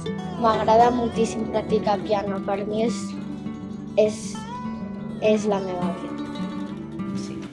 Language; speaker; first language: Catalan; non-native, local second language; Spanish